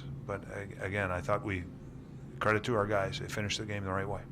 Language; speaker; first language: English; native; English